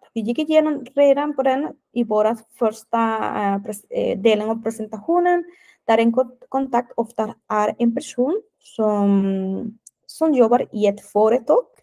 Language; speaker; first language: Swedish; non-native, fluent; Spanish